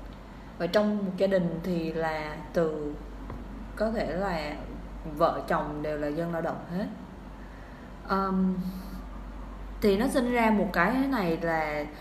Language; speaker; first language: Vietnamese; native; Vietnamese